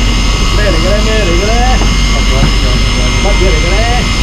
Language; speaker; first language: Chinese; native; Chinese